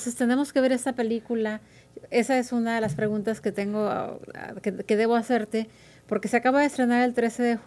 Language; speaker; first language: Spanish; native; Spanish